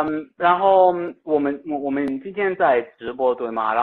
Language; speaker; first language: Chinese; non-native, fluent; Italian